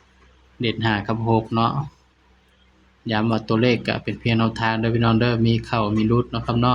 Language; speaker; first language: Thai; non-native, local second language; Lao